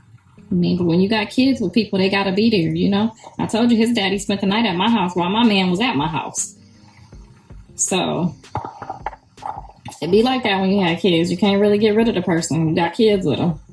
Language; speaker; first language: English; native; English